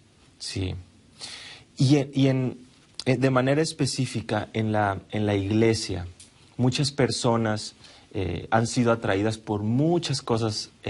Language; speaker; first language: Spanish; native; Spanish